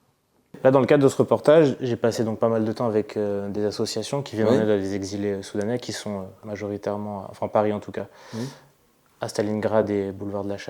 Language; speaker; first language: French; native; French